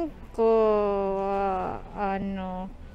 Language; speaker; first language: Japanese; non-native, learner; Filipino